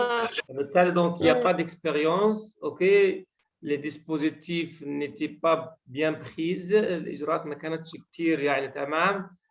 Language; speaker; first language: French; non-native, fluent; Arabic